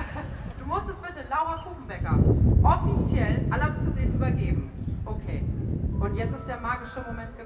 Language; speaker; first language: German; native; German